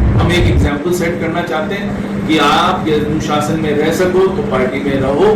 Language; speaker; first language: Hindi; native; Hindi